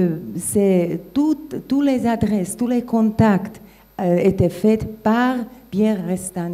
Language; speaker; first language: French; non-native, fluent; Slovak